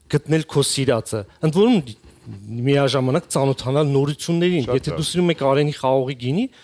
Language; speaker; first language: Armenian; native; Armenian